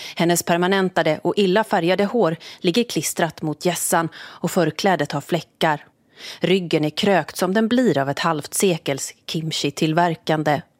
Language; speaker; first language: Swedish; native; Swedish